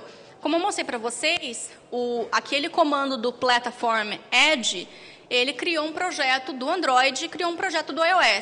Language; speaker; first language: Portuguese; native; Portuguese